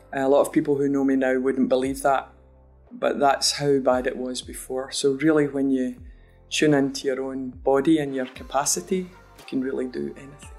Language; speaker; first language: English; native; English